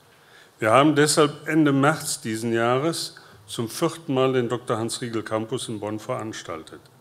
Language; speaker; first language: German; native; German